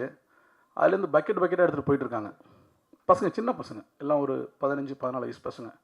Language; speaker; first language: Tamil; native; Tamil